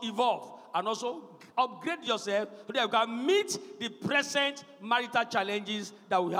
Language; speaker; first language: English; non-native, local second language; Yoruba